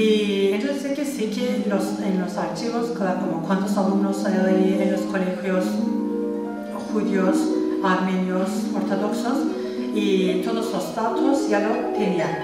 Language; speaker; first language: Spanish; non-native, fluent; Turkish